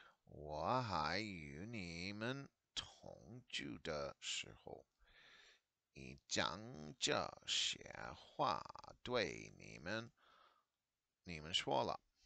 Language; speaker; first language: Chinese; non-native, fluent; English